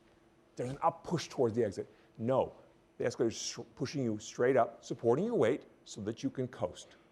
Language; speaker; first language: English; native; English